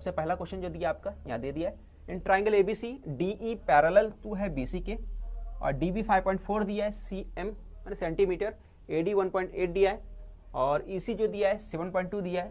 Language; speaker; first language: Hindi; native; Hindi